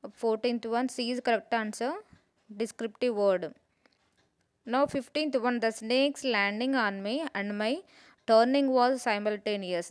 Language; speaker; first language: English; non-native, local second language; Telugu